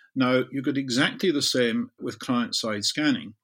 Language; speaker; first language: English; native; English